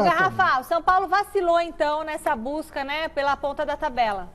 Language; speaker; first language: Portuguese; native; Portuguese